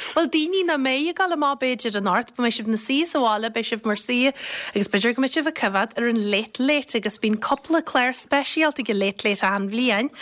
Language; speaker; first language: Irish; native; Irish